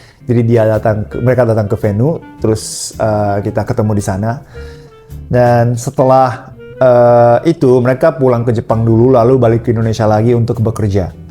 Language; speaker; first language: Indonesian; non-native, fluent; Japanese